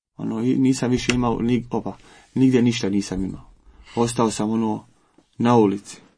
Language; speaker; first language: Croatian; native; Croatian